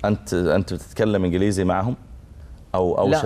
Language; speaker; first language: Arabic; native; Arabic